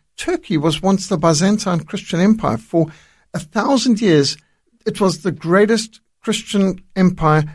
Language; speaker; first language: English; native; English